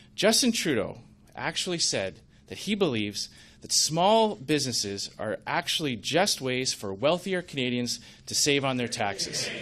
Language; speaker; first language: English; native; English